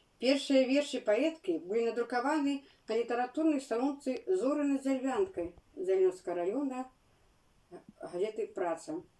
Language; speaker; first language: Belarusian; native; Belarusian